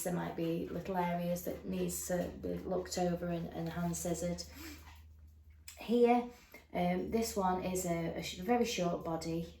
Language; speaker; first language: English; native; English